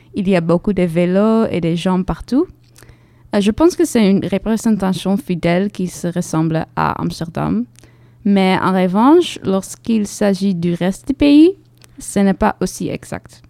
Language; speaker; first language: French; non-native, fluent; Dutch